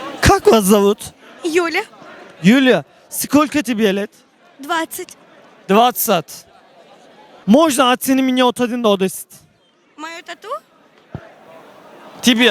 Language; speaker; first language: Russian; non-native, learner; Turkish